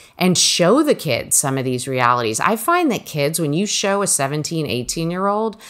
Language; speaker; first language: English; native; English